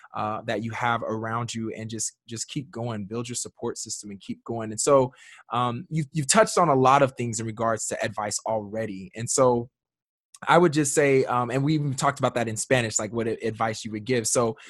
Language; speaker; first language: English; native; English